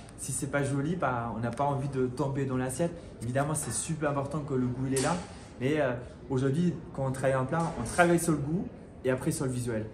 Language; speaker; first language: French; non-native, fluent; German